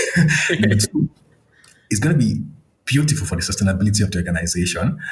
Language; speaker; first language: English; non-native, local second language; Yoruba